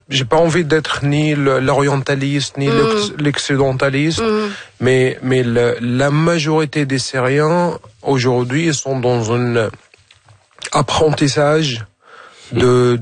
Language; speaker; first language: French; non-native, fluent; Arabic